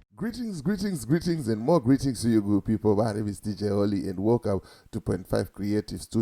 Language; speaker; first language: English; non-native, local second language; Shona